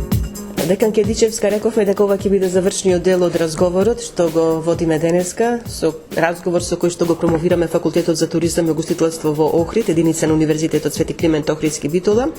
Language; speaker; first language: Macedonian; native; Macedonian